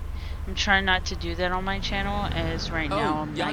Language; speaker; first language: English; native; English